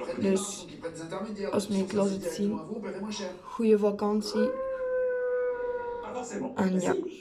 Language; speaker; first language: Dutch; non-native, local second language; French